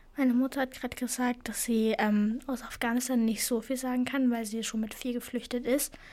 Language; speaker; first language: German; early bilingual, other home language; Persian